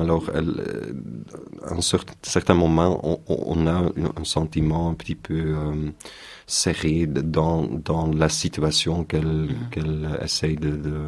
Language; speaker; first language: French; non-native, local second language; Dutch